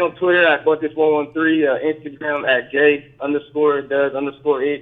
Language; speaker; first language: English; native; English